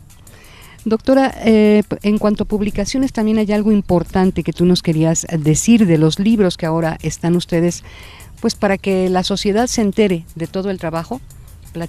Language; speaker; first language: Spanish; native; Spanish